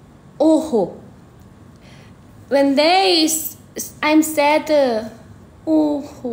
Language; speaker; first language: English; non-native, learner; Korean